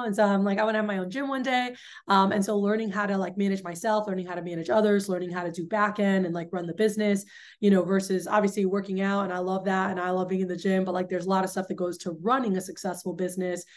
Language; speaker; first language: English; early bilingual, other home language; Spanish